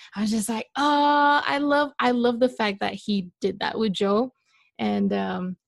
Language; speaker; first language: English; non-native, local second language; Malay